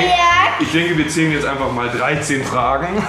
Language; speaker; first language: German; native; German